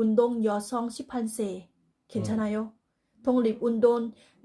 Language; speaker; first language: Korean; non-native, learner; Thai